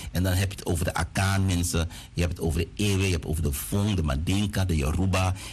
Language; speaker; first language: Dutch; native; Dutch